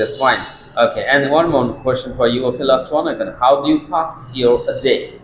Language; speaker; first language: English; non-native, fluent; Bangla